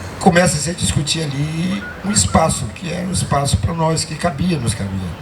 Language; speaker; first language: Portuguese; non-native, local second language; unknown